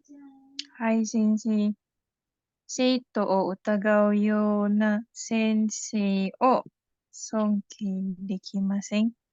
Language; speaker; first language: Japanese; non-native, learner; Indonesian